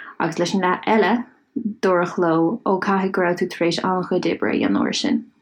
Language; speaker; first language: Irish; native; Irish